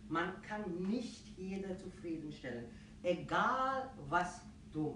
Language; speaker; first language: German; non-native, fluent; Afrikaans